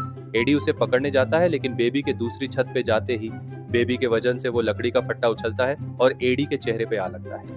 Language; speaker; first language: Hindi; native; Hindi